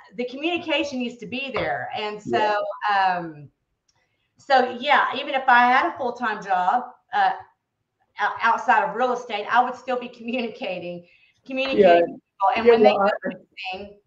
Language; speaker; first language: English; native; English